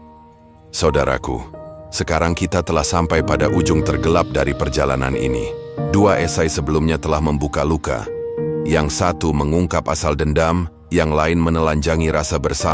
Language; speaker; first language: Indonesian; native; Indonesian